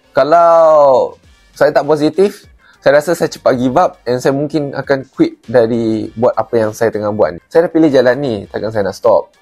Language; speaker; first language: Malay; non-native, local second language; Chinese